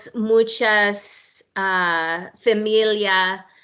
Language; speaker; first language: Spanish; non-native, learner; English